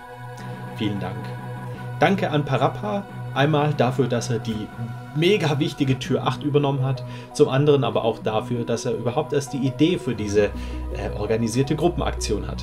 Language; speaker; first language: German; native; German